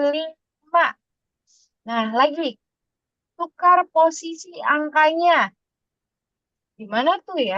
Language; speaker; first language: Indonesian; native; Indonesian